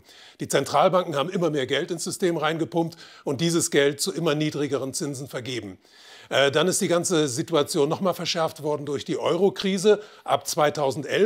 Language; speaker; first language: German; native; German